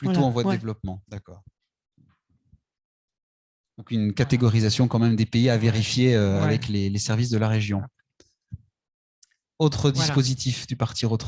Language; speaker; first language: French; native; French